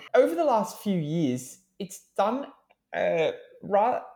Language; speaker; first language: English; native; English